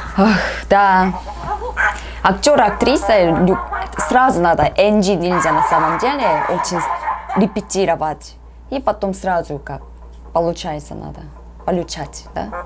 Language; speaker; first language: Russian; non-native, learner; Korean